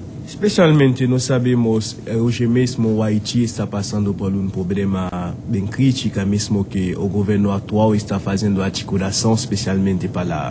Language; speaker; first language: Portuguese; non-native, fluent; Haitian Creole